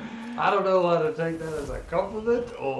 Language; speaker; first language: English; native; English